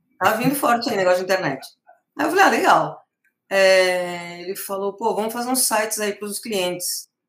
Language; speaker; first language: Portuguese; early bilingual, other home language; Spanish